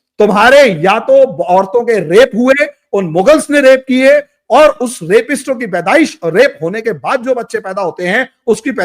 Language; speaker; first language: Hindi; native; Hindi